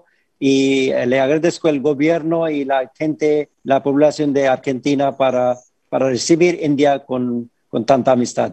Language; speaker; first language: Spanish; non-native, fluent; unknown